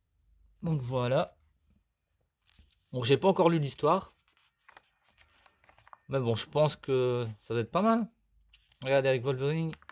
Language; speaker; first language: French; native; French